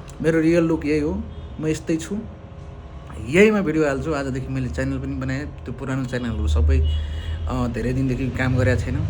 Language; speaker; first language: Nepali; non-native, local second language; Maithili